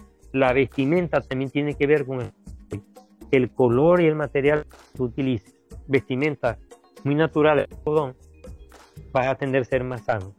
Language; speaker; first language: Spanish; native; Spanish